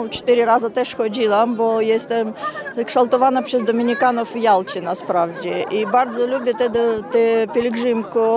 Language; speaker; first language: Polish; non-native, learner; Russian